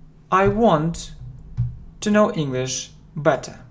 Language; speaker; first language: English; non-native, fluent; Russian